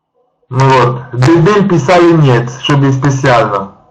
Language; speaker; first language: Russian; non-native, learner; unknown